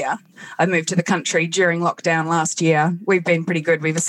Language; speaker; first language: English; native; English